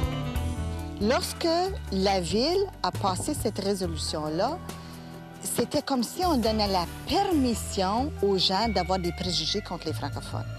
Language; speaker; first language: French; native; French